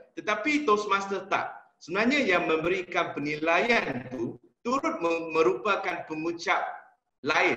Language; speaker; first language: Malay; non-native, local second language; Chinese